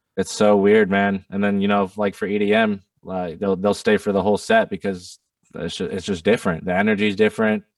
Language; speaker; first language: English; non-native, fluent; German